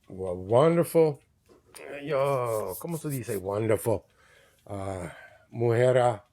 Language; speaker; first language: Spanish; non-native, learner; English